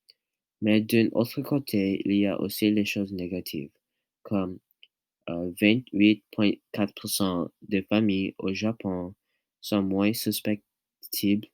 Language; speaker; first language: French; non-native, learner; English